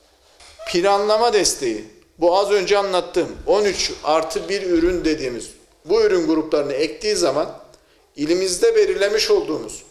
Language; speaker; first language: Turkish; native; Turkish